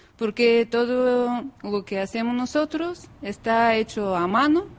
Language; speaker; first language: Spanish; non-native, fluent; Bulgarian